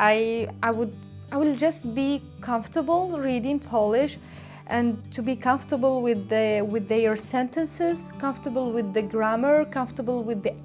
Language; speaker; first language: English; non-native, local second language; Arabic